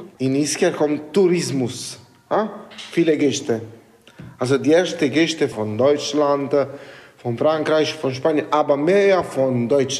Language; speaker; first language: German; non-native, learner; Italian